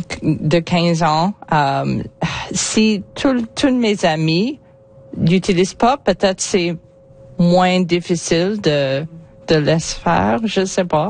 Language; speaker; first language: French; non-native, learner; English